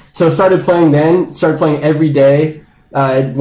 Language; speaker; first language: English; native; English